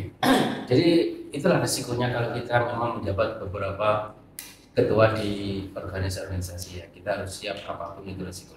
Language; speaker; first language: Indonesian; native; Indonesian